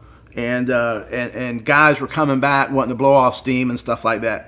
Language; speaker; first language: English; native; English